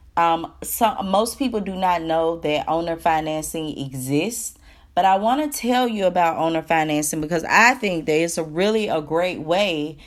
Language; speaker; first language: English; native; English